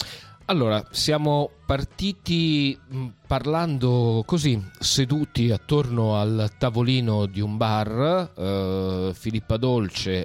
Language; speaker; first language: Italian; native; Italian